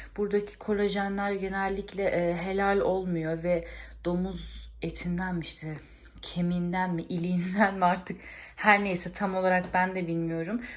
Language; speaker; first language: Turkish; early bilingual, heritage; Turkish